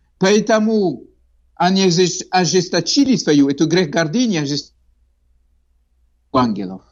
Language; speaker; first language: Russian; non-native, fluent; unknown